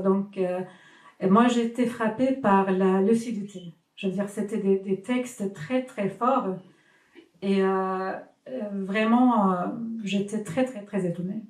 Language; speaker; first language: French; non-native, fluent; Swedish